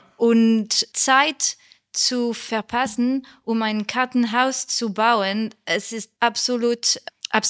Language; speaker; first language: German; non-native, learner; French